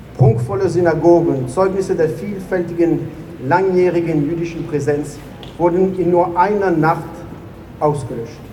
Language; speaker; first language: German; non-native, fluent; Hebrew